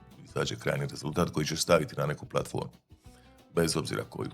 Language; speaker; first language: Bosnian; native; Bosnian